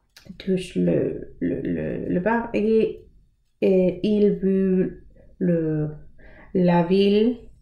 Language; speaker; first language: French; non-native, learner; English